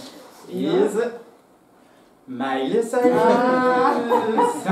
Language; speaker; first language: English; non-native, fluent; French